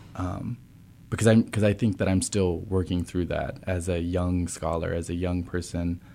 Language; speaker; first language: English; native; English